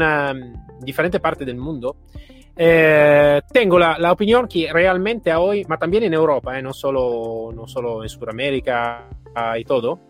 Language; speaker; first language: Spanish; non-native, fluent; Italian